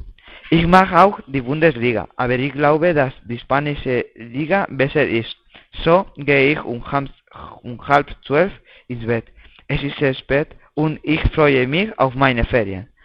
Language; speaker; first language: German; non-native, learner; Spanish